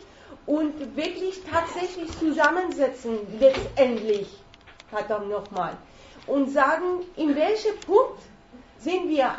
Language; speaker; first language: German; non-native, learner; Persian